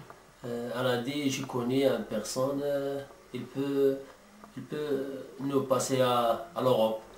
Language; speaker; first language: French; non-native, learner; Arabic